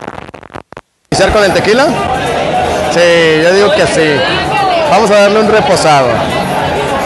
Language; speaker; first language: Spanish; native; Spanish